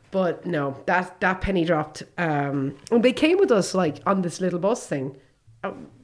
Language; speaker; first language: English; native; English